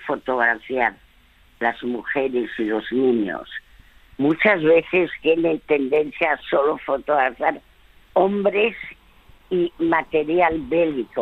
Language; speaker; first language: Spanish; early bilingual, other home language; French